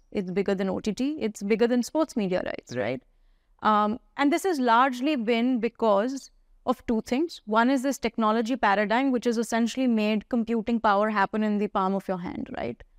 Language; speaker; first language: English; non-native, local second language; Hindi